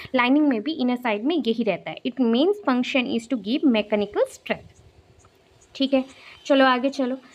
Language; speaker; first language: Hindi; non-native, local second language; Odia